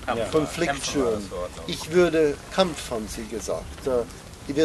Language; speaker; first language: German; non-native, fluent; English